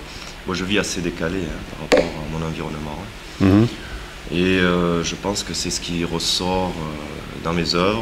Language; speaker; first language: French; native; French